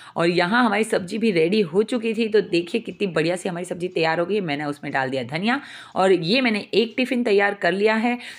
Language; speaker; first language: Hindi; non-native, local second language; Gujarati